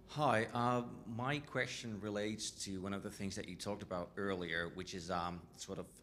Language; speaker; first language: English; non-native, fluent; Finnish